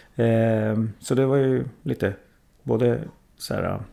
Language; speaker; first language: Swedish; early bilingual, other home language; Thai